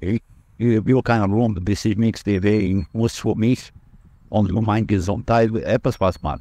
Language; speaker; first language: German; non-native, learner; Portuguese